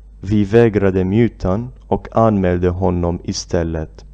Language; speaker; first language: Swedish; non-native, fluent; Arabic